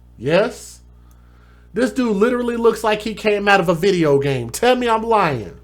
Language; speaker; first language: English; native; English